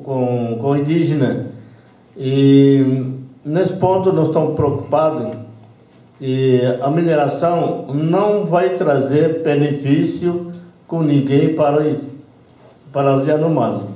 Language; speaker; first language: Portuguese; non-native, local second language; Yanomámi